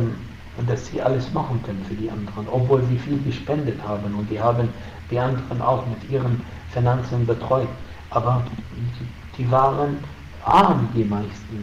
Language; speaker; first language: German; non-native, fluent; Arabic